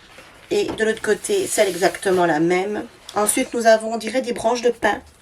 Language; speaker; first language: French; native; French